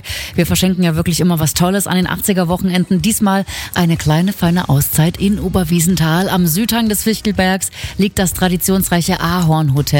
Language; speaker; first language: German; native; German